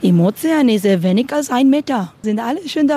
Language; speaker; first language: German; non-native, learner; Spanish